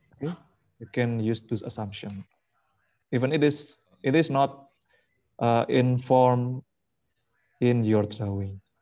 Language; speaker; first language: English; non-native, fluent; Indonesian